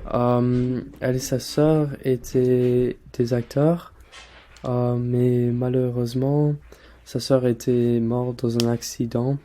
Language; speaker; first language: French; non-native, learner; English